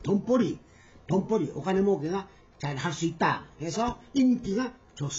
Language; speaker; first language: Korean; non-native, fluent; Japanese